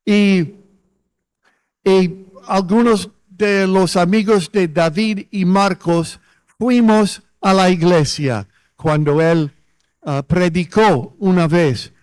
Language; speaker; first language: Spanish; non-native, fluent; English